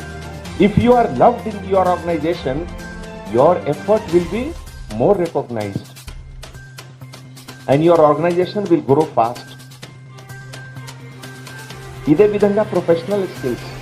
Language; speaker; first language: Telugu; non-native, fluent; Hindi